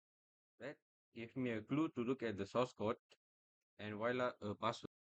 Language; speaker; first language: English; non-native, local second language; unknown